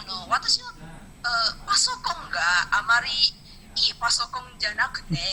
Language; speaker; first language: Japanese; non-native, learner; Indonesian